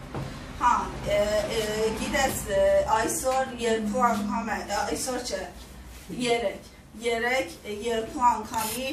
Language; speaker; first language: Armenian; non-native, learner; Persian